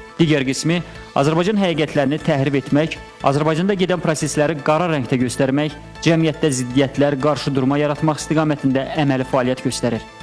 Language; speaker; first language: Azerbaijani; native; Azerbaijani